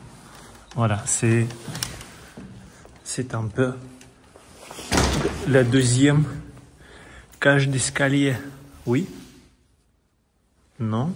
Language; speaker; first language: French; non-native, learner; Russian